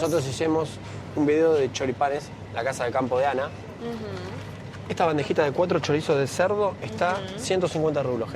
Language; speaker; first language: Spanish; native; Spanish